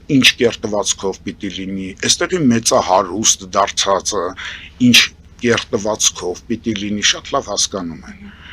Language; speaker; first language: Armenian; native; Armenian